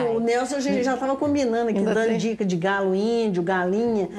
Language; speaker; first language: Portuguese; native; Portuguese